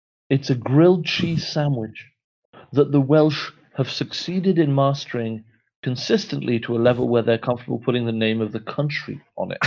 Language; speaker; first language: English; native; English